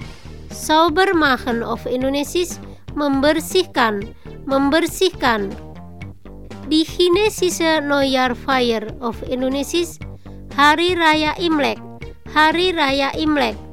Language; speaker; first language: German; non-native, learner; Indonesian